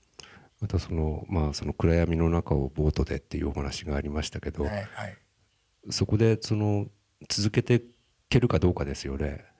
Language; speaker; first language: Japanese; native; Japanese